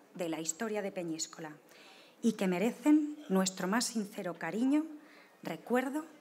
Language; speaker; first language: Spanish; native; Spanish